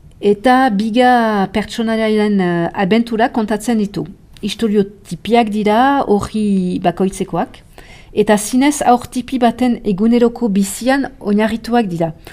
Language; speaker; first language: Basque; native; Basque